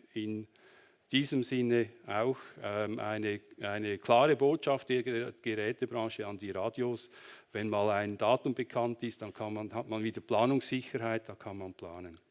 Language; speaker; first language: German; native; German